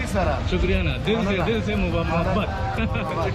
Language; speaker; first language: Hindi; native; Hindi